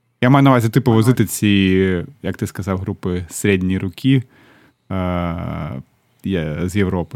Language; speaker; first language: Russian; native; Russian